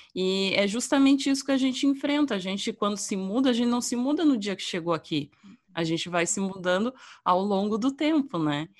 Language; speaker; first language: Portuguese; native; Portuguese